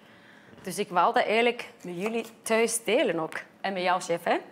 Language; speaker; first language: Dutch; non-native, fluent; Icelandic